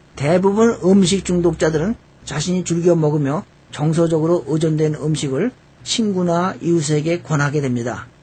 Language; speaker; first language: Korean; native; Korean